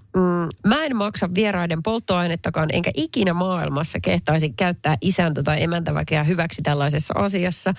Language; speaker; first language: Finnish; native; Finnish